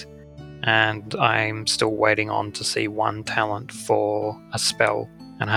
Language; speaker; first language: English; native; English